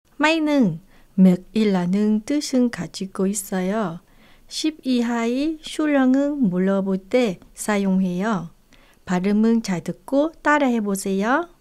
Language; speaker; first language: Korean; non-native, fluent; Vietnamese